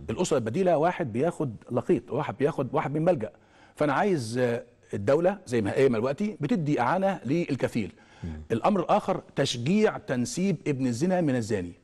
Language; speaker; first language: Arabic; native; Arabic